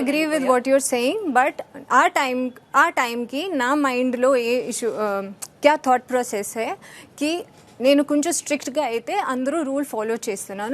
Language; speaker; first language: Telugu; non-native, learner; Hindi